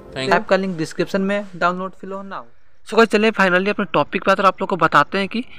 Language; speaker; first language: Hindi; native; Hindi